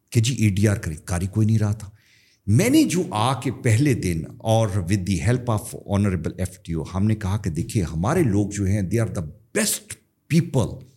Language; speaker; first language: Urdu; native; Urdu